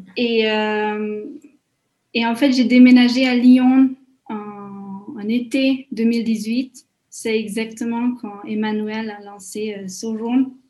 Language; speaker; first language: French; non-native, fluent; Hungarian